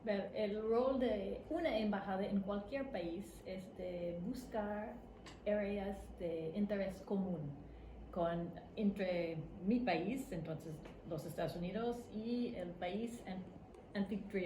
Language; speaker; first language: Spanish; non-native, fluent; English